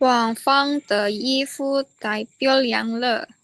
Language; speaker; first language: Chinese; non-native, learner; Indonesian